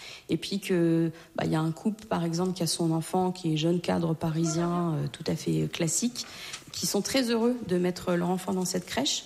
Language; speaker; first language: French; native; French